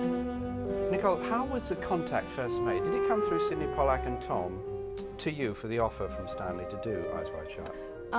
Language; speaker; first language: English; native; English